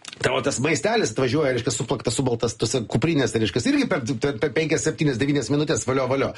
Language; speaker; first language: Lithuanian; native; Lithuanian